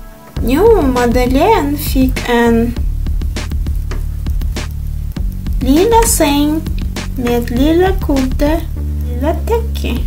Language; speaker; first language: Swedish; non-native, fluent; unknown